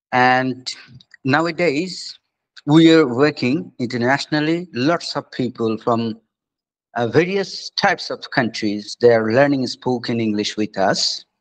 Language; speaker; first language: English; non-native, fluent; Bangla